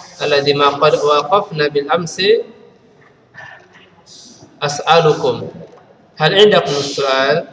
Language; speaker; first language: Arabic; non-native, fluent; Indonesian